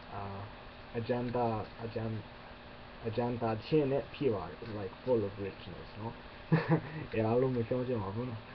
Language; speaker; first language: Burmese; non-native, learner; English